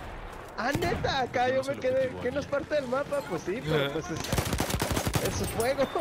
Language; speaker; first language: Spanish; native; Spanish